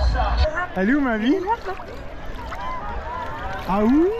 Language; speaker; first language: French; native; French